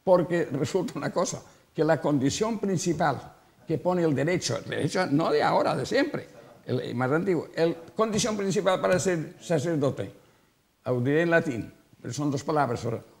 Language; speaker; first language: Spanish; non-native, local second language; Catalan